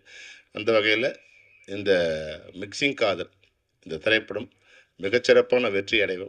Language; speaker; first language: Tamil; native; Tamil